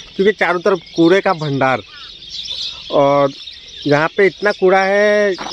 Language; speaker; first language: Hindi; non-native, local second language; Assamese